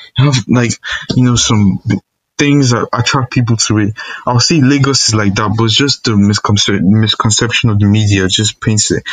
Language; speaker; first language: English; non-native, local second language; Igbo